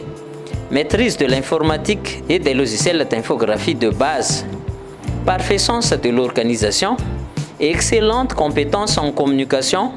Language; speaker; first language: French; non-native, local second language; Malagasy